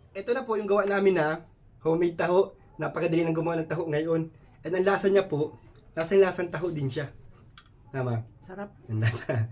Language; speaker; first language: Filipino; native; Filipino